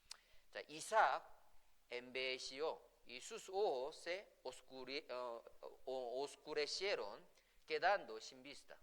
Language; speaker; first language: Spanish; non-native, fluent; Korean